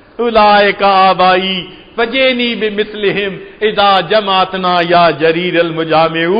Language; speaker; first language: Urdu; non-native, local second language; Punjabi